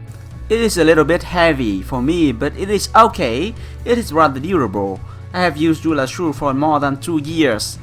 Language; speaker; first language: English; non-native, fluent; Vietnamese